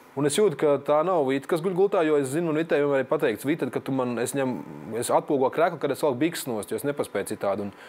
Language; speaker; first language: Latvian; native; Latvian